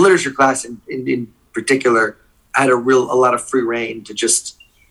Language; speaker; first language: English; native; English